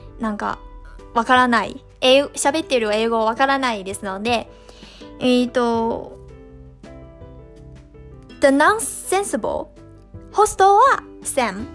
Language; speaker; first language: Japanese; non-native, fluent; Chinese